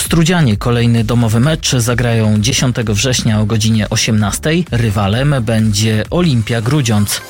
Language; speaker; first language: Polish; native; Polish